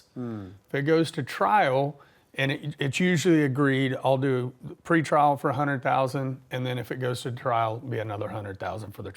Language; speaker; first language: English; native; English